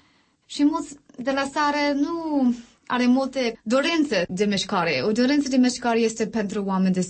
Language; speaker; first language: Romanian; non-native, learner; English